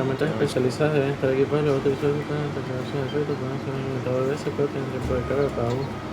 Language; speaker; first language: Spanish; native; Spanish